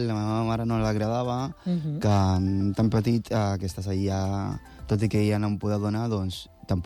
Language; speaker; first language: Catalan; non-native, fluent; Akan